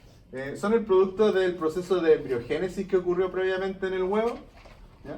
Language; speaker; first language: Spanish; native; Spanish